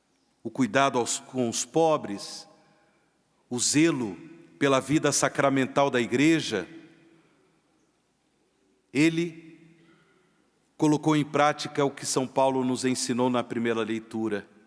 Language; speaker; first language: Portuguese; native; Portuguese